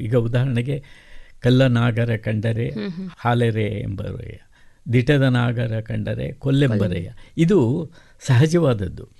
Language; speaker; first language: Kannada; native; Kannada